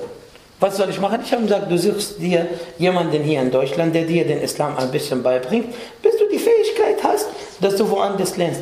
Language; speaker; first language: German; non-native, fluent; Arabic